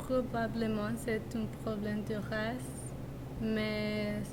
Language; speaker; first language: French; non-native, learner; English